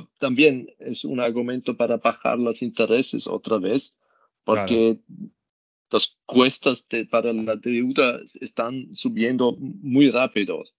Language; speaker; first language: Spanish; non-native, learner; German